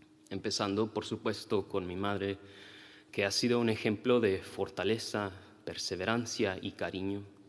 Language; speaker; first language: Spanish; early bilingual, heritage; Spanish